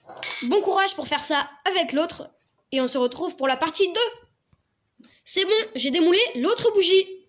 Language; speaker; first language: French; native; French